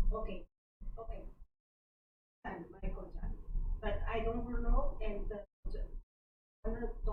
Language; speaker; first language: English; non-native, learner; Portuguese